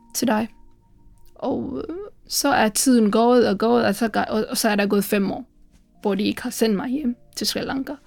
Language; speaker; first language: Danish; non-native, fluent; Sinhala